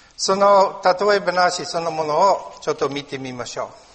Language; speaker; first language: Japanese; non-native, learner; English